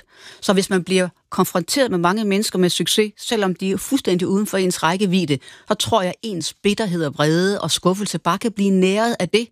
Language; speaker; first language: Danish; native; Danish